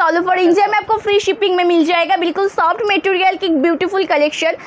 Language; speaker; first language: Hindi; non-native, local second language; Bangla